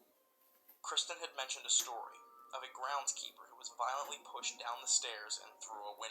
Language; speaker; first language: English; native; English